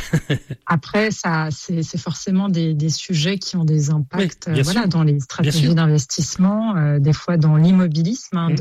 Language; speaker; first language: French; native; French